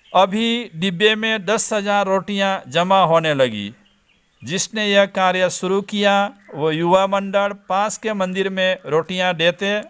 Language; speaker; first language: Hindi; non-native, local second language; Gujarati